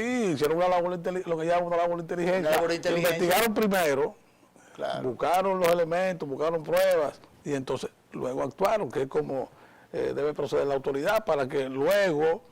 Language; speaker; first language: Spanish; native; Spanish